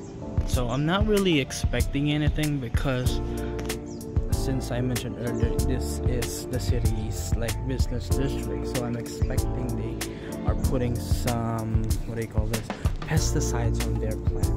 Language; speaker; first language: English; non-native, local second language; Filipino